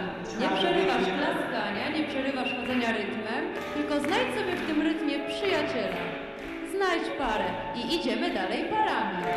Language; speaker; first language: Polish; native; Polish